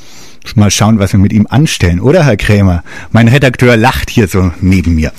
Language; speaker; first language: German; native; German